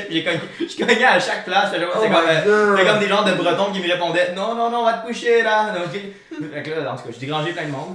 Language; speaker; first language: French; native; French